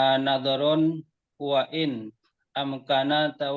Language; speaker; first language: Arabic; non-native, fluent; Indonesian